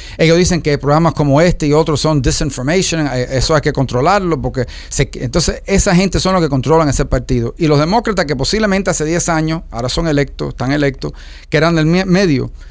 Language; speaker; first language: Spanish; early bilingual, heritage; Spanish